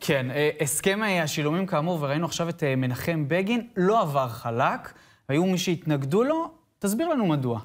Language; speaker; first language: Hebrew; native; Hebrew